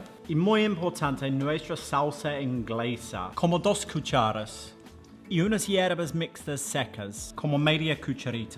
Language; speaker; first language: Spanish; non-native, fluent; English